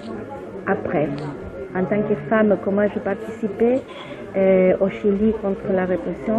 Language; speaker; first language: French; non-native, fluent; Spanish